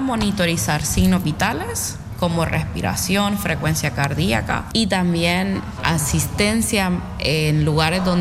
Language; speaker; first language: Spanish; native; Spanish